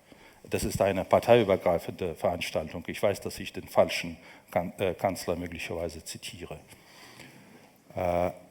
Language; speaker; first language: German; non-native, fluent; Ukrainian